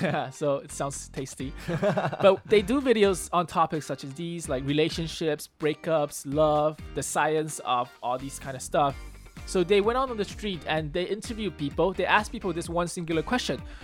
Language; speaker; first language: English; early bilingual, other home language; Chinese